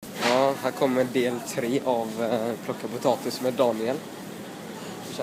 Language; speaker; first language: Swedish; native; Swedish